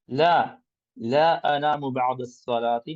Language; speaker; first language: Arabic; non-native, learner; English